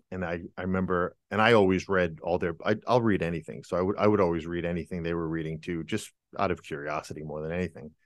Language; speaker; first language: English; native; English